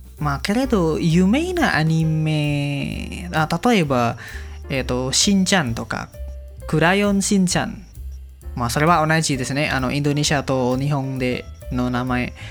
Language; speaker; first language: Japanese; non-native, learner; Indonesian